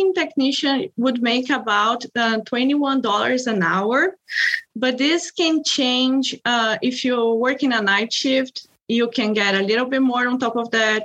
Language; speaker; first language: English; non-native, fluent; Portuguese